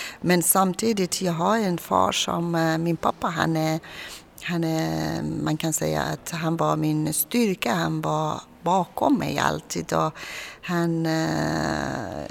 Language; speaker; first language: Swedish; non-native, fluent; Persian